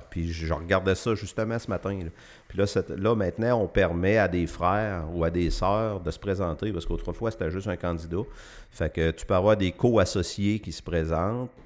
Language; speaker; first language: French; native; French